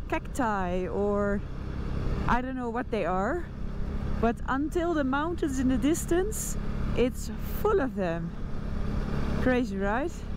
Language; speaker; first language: English; non-native, fluent; Dutch